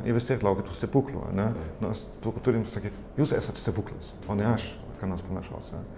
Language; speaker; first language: Lithuanian; non-native, fluent; German